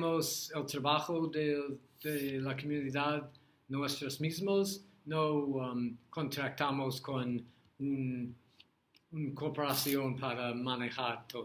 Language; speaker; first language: Spanish; non-native, learner; English